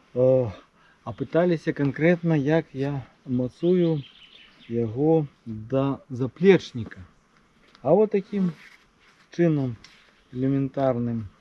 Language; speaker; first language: Belarusian; non-native, local second language; Russian